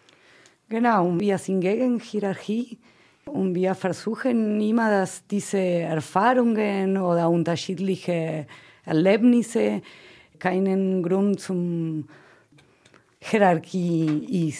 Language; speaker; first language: German; non-native, fluent; Spanish